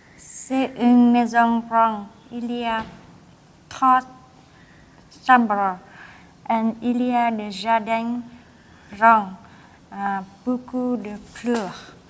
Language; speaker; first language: French; non-native, learner; Vietnamese